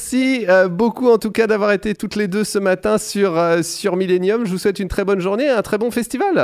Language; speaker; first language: French; native; French